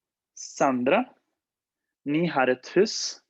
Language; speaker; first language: Swedish; non-native, fluent; Spanish